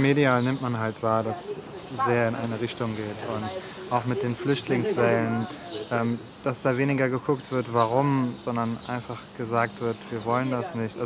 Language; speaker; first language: German; early bilingual, other home language; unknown